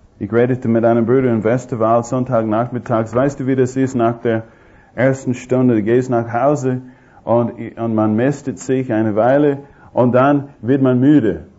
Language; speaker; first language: German; non-native, fluent; English